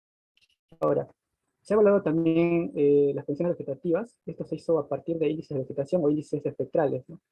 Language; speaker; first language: Spanish; native; Spanish